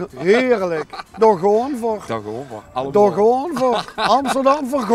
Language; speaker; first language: Dutch; native; Dutch